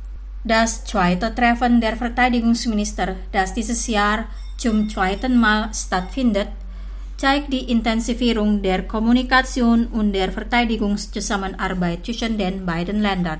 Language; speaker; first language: German; non-native, fluent; Indonesian